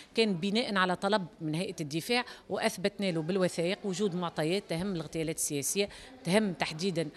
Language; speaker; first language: Arabic; native; Arabic